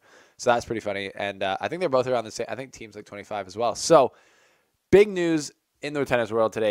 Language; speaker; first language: English; native; English